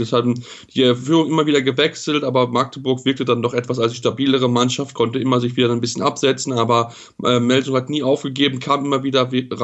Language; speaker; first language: German; native; German